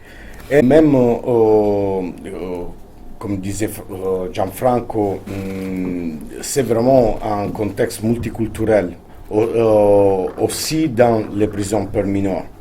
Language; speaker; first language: French; non-native, fluent; Italian